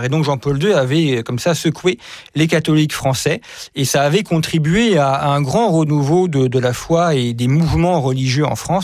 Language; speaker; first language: French; native; French